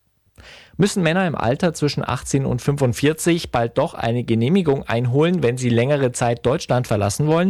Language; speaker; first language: German; native; German